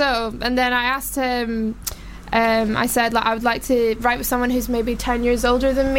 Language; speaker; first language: English; native; English